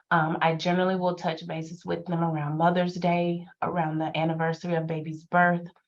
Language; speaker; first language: English; native; English